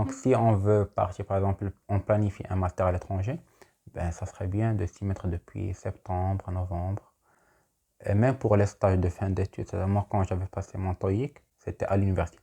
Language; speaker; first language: French; non-native, local second language; Arabic